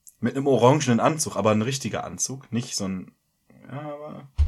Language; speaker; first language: German; native; German